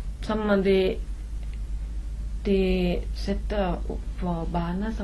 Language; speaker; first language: Norwegian; non-native, learner; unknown